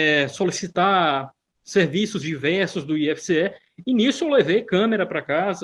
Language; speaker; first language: Portuguese; native; Portuguese